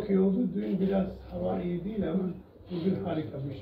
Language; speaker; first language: Turkish; non-native, learner; Georgian